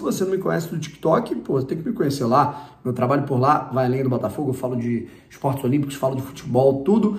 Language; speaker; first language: Portuguese; native; Portuguese